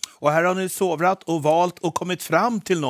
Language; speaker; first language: Swedish; native; Swedish